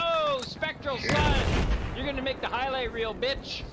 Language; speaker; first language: English; native; English